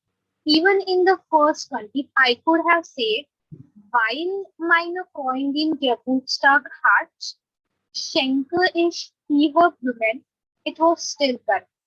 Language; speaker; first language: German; non-native, fluent; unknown